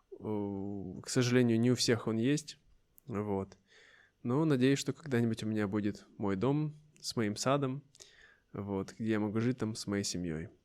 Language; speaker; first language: Russian; native; Russian